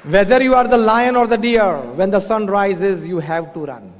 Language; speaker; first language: English; non-native, local second language; Gujarati